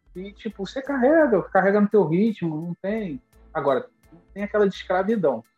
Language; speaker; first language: Portuguese; native; Portuguese